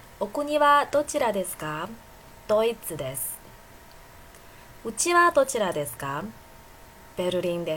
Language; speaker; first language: Japanese; non-native, fluent; Chinese